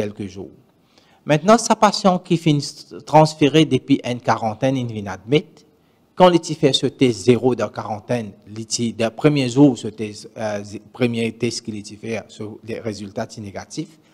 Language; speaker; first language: French; non-native, learner; Morisyen